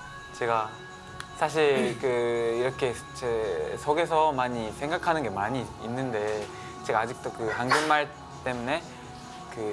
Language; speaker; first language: Korean; non-native, fluent; Japanese